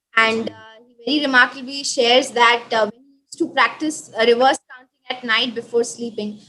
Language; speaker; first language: English; non-native, local second language; Hindi